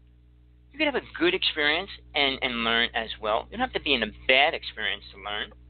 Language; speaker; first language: English; native; English